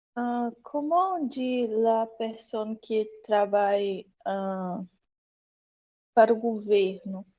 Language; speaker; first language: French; non-native, learner; Portuguese